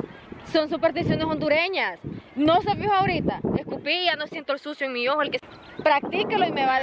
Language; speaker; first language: Spanish; native; Spanish